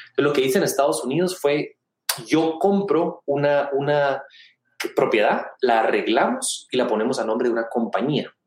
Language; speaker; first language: Spanish; native; Spanish